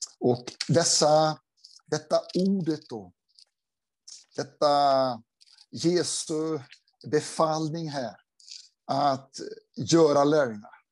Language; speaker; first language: Swedish; non-native, fluent; Portuguese